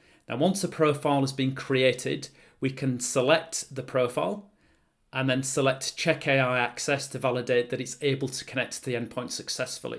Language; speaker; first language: English; native; English